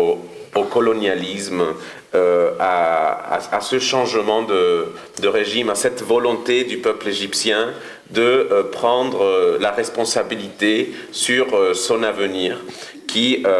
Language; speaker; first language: French; non-native, fluent; Spanish